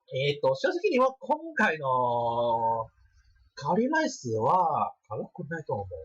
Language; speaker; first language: Japanese; non-native, learner; English